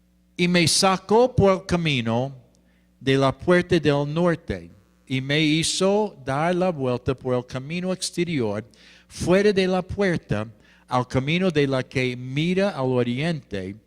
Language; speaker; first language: Spanish; non-native, fluent; English